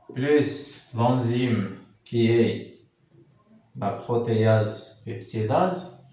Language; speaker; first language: French; non-native, local second language; Arabic